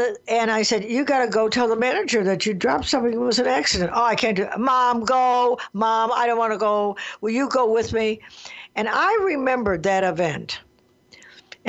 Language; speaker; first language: English; native; English